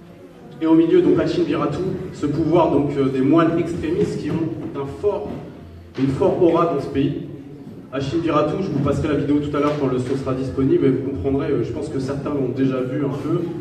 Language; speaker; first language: French; native; French